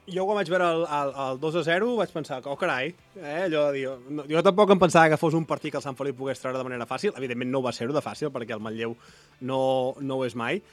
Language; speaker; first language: Catalan; native; Catalan